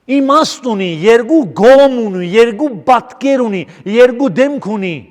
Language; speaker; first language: Armenian; native; Armenian